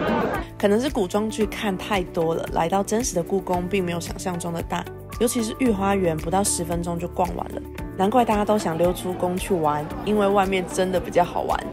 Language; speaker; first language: Chinese; native; Chinese